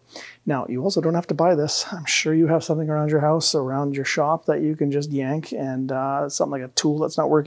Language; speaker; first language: English; native; English